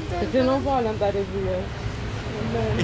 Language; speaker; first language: Italian; non-native, learner; Portuguese